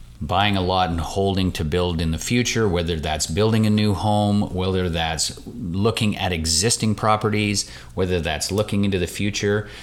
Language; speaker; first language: English; native; English